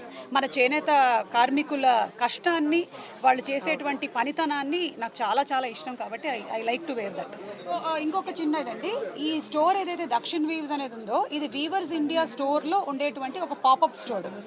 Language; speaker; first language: Telugu; native; Telugu